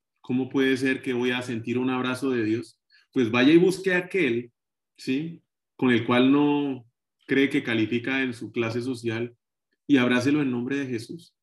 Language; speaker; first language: Spanish; native; Spanish